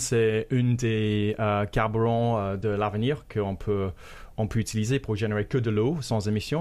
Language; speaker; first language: French; non-native, fluent; English